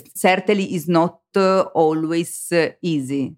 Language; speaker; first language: English; non-native, learner; Italian